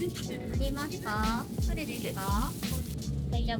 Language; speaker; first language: Japanese; native; Japanese